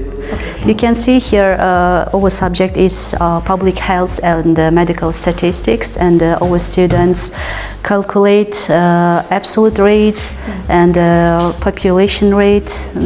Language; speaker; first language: English; non-native, fluent; Uzbek